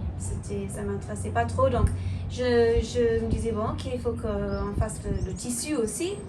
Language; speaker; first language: French; non-native, fluent; English